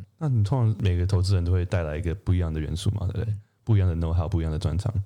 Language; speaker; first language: Chinese; native; Chinese